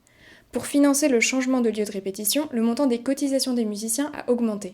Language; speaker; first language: French; native; French